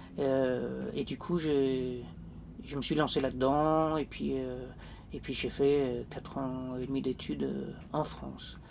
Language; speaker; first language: French; non-native, fluent; Danish